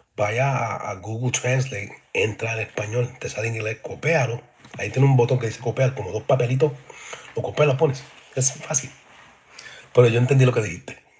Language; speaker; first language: Spanish; early bilingual, heritage; Spanish